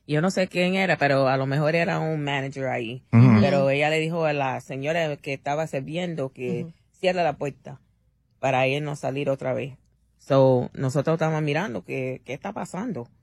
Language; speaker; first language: Spanish; early bilingual, heritage; Spanish